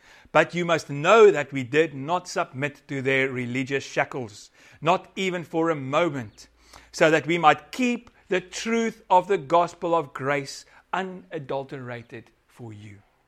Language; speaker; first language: English; non-native, local second language; Afrikaans